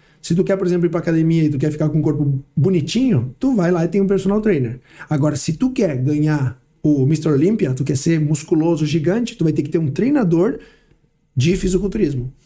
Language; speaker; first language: Portuguese; early bilingual, heritage; Portuguese